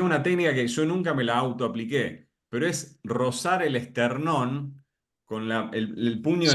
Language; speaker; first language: Spanish; native; Spanish